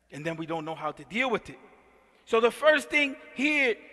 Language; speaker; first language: English; native; English